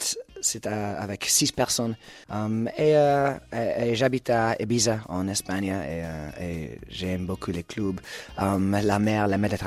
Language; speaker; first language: French; non-native, learner; English